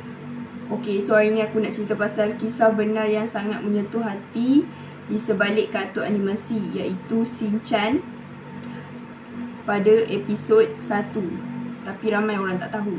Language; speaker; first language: Malay; native; Malay